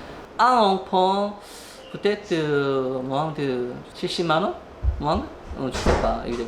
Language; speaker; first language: French; non-native, learner; Korean